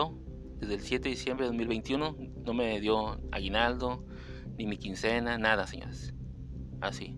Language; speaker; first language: Spanish; native; Spanish